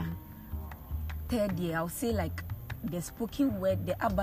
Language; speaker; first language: English; non-native, local second language; Akan